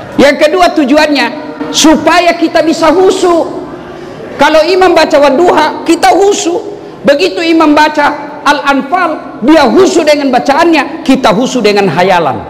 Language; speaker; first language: Indonesian; non-native, local second language; Buginese